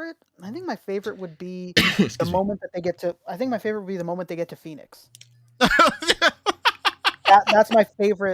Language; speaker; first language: English; native; English